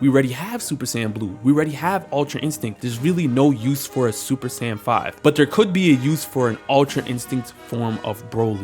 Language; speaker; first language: English; native; English